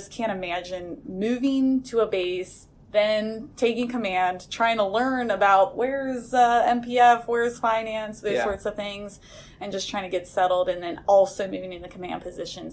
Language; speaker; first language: English; native; English